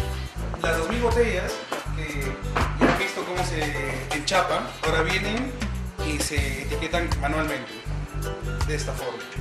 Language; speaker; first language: Spanish; native; Spanish